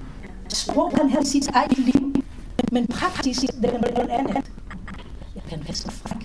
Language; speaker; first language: Danish; non-native, fluent; Hebrew